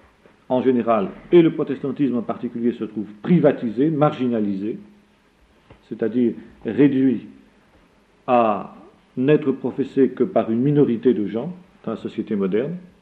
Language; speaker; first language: French; native; French